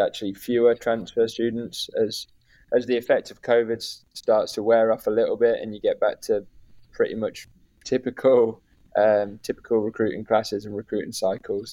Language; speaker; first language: English; native; English